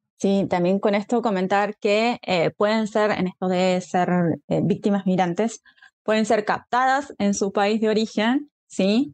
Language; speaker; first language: Spanish; native; Spanish